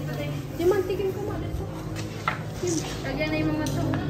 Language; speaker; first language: Filipino; non-native, local second language; Waray